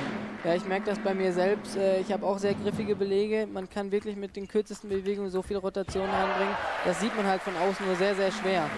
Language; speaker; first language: German; native; German